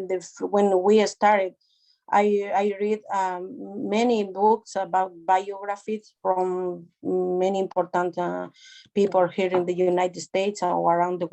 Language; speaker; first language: English; non-native, learner; Spanish